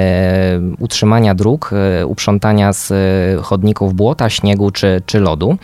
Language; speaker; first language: Polish; native; Polish